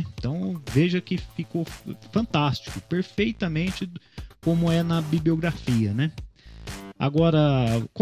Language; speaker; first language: Portuguese; native; Portuguese